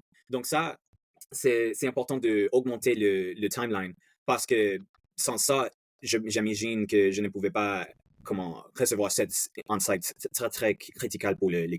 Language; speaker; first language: French; non-native, learner; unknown